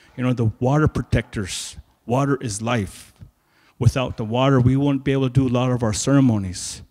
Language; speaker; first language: English; native; English